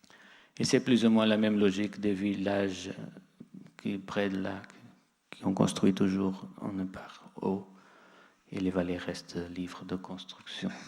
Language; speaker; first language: French; non-native, fluent; Portuguese